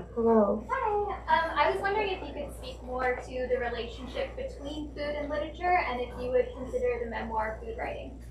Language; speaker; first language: English; native; English